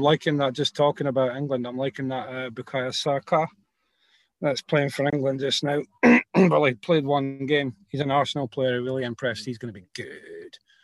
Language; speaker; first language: English; native; English